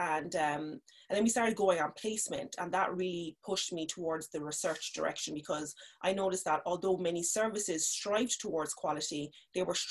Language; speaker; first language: English; native; English